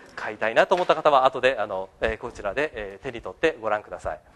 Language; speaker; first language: Japanese; native; Japanese